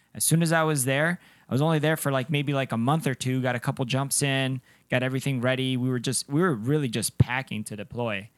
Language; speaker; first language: English; non-native, fluent; Spanish